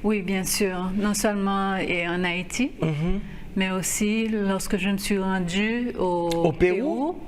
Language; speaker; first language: French; non-native, local second language; Haitian Creole